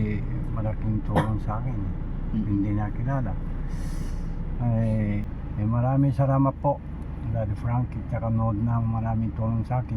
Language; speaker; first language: Filipino; non-native, learner; Japanese